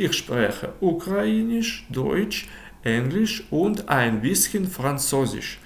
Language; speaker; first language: German; non-native, fluent; Ukrainian